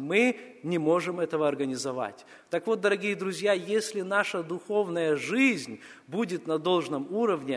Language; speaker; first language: Russian; native; Russian